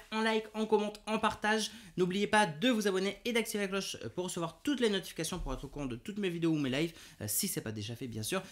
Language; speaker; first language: French; native; French